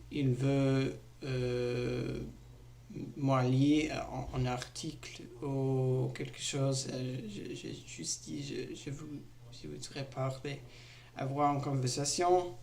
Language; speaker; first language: French; non-native, learner; English